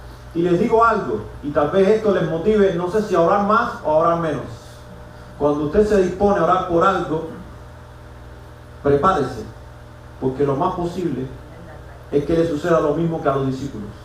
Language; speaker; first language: Spanish; native; Spanish